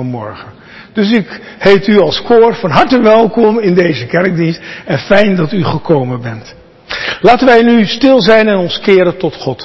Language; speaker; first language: Dutch; native; Dutch